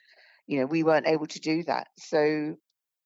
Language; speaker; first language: English; native; English